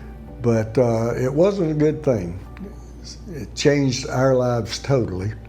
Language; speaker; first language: English; native; English